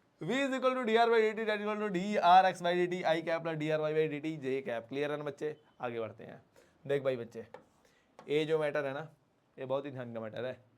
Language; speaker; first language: Hindi; native; Hindi